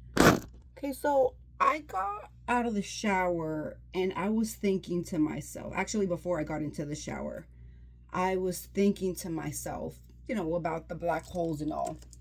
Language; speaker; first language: English; native; English